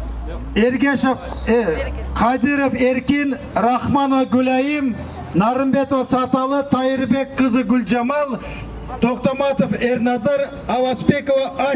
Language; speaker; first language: Kyrgyz; native; Kyrgyz